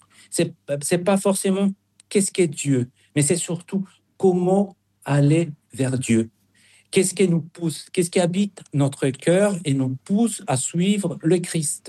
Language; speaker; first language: French; non-native, fluent; Spanish